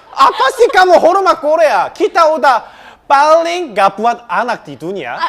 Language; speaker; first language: Indonesian; non-native, fluent; Korean